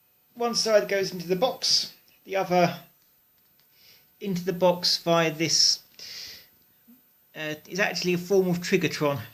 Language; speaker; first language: English; native; English